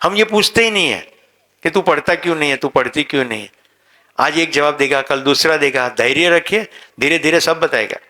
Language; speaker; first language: Hindi; non-native, local second language; Gujarati